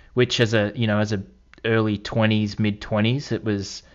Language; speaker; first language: English; native; English